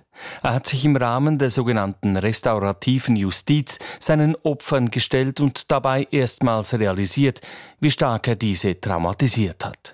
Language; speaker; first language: German; native; German